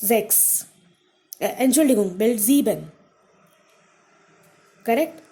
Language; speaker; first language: German; non-native, fluent; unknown